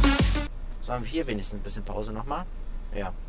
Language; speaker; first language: German; native; German